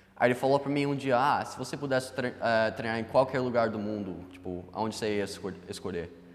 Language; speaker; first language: Portuguese; non-native, fluent; English